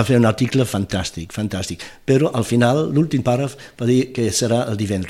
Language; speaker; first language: Catalan; non-native, fluent; English